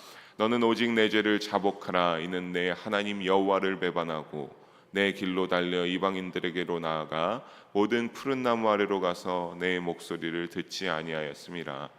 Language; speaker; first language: Korean; native; Korean